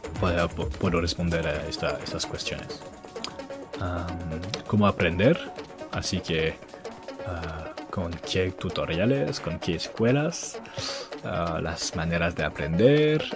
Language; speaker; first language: Spanish; non-native, learner; French